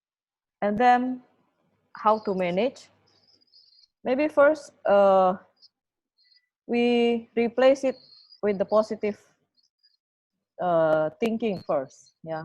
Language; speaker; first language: English; non-native, fluent; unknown